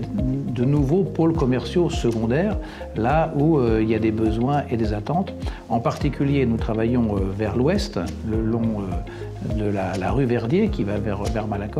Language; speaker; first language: French; native; French